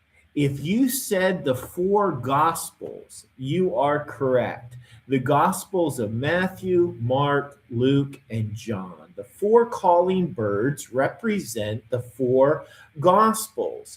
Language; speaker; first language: English; native; English